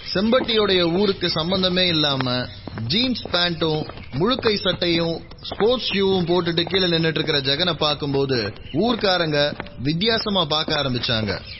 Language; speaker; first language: Tamil; native; Tamil